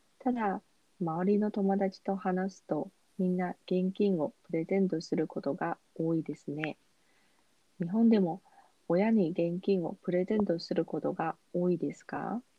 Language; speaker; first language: Japanese; non-native, fluent; Chinese